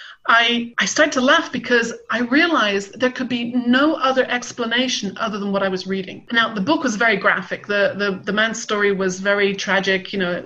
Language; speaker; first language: English; native; English